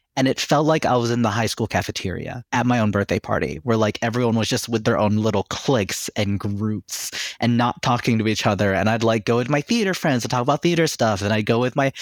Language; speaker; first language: English; early bilingual, other home language; Filipino